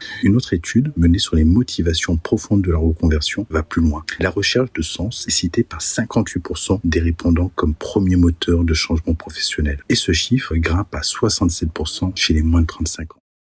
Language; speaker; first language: French; native; French